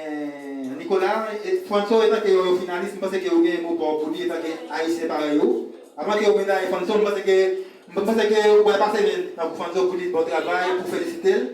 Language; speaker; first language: French; non-native, learner; Haitian Creole